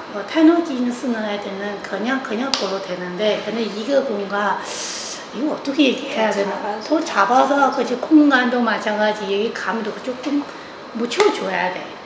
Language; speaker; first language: Korean; non-native, learner; Chinese